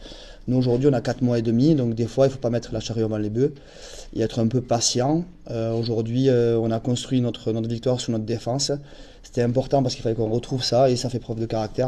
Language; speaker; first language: French; native; French